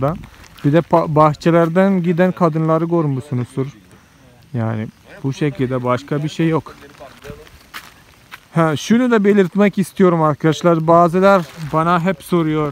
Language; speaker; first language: Turkish; non-native, learner; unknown